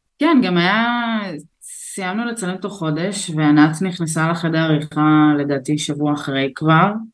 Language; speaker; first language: Hebrew; early bilingual, other home language; Russian